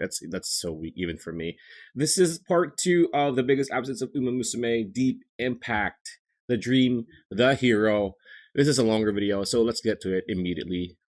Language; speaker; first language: English; native; English